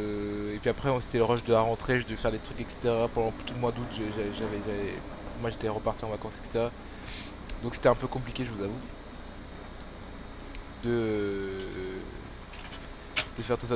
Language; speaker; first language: French; native; French